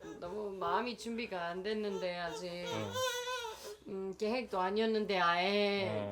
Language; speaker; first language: Korean; non-native, learner; Greek